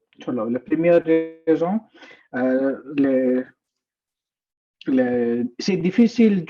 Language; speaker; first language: French; non-native, learner; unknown